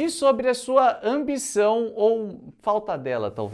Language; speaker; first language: Portuguese; native; Portuguese